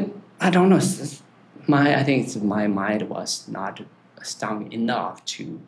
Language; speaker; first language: English; non-native, learner; Tibetan